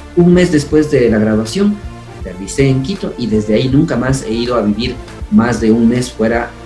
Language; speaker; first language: Spanish; non-native, local second language; Quechua